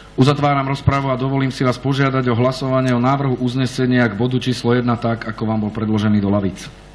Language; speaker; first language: Slovak; native; Slovak